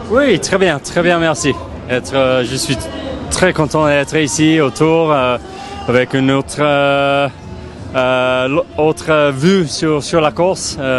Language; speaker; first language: French; non-native, fluent; English